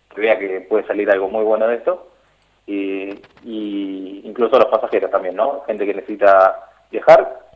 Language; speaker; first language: Spanish; native; Spanish